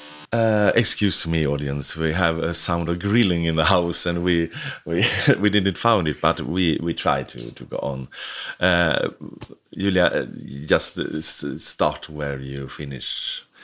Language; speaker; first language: English; non-native, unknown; Swedish